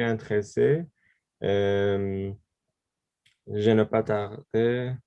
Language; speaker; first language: French; non-native, learner; Persian